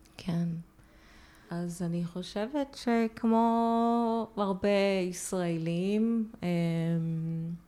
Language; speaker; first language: Hebrew; early bilingual, heritage; Hebrew